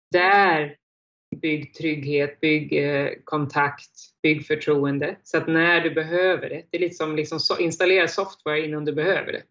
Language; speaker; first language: Swedish; native; Swedish